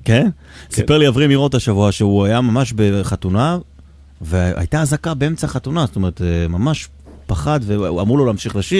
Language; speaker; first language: Hebrew; native; Hebrew